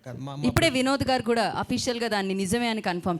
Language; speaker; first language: Telugu; native; Telugu